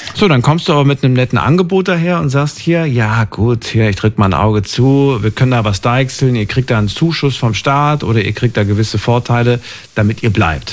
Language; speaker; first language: German; native; German